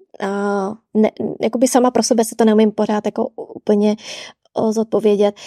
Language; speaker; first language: Czech; early bilingual, other home language; Vietnamese